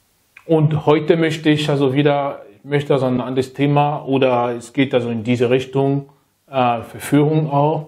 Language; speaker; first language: German; non-native, fluent; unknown